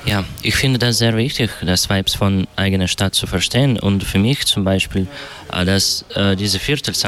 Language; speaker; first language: German; non-native, learner; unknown